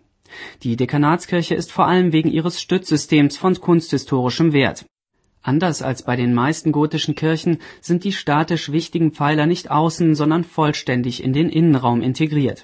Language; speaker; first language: German; native; German